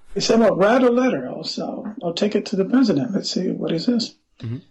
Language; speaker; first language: English; non-native, fluent; Portuguese